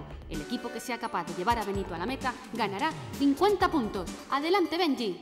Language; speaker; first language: Spanish; native; Spanish